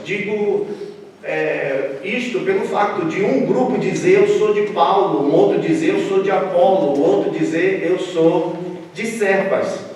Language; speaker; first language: Portuguese; native; Portuguese